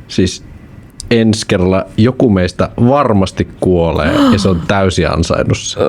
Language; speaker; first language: Finnish; native; Finnish